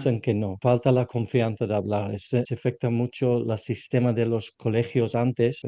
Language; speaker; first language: Spanish; non-native, learner; English